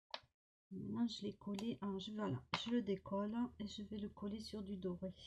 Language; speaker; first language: French; native; French